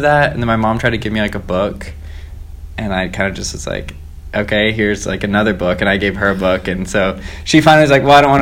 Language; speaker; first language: English; native; English